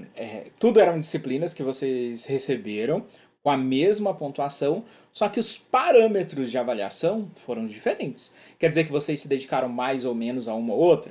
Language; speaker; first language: Portuguese; native; Portuguese